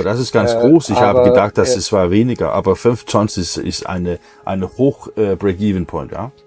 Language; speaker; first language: German; non-native, learner; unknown